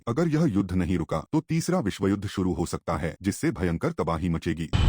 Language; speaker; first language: Hindi; native; Hindi